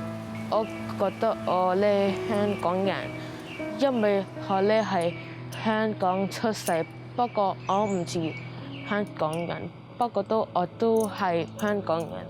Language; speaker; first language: Cantonese; early bilingual, other home language; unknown